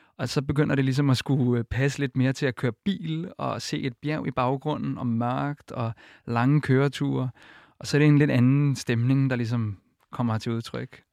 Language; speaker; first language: Danish; early bilingual, other home language; Icelandic